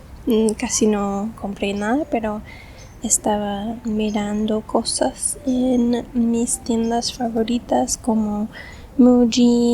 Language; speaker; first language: Spanish; non-native, fluent; English